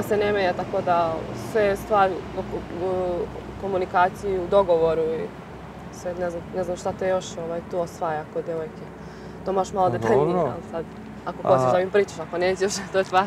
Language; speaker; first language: Serbian; native; Serbian